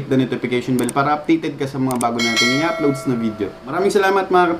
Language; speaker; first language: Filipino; native; Filipino